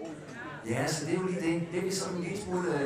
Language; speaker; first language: Danish; native; Danish